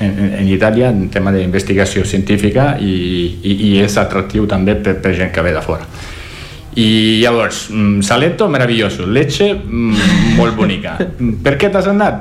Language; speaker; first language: Catalan; non-native, fluent; Italian